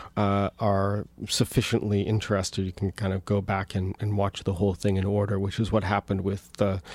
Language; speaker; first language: English; native; English